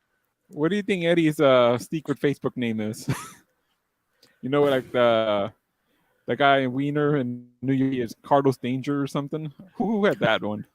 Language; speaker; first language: English; native; English